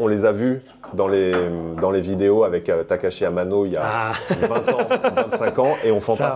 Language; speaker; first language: French; native; French